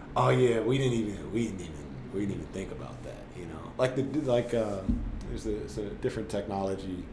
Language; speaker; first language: English; native; English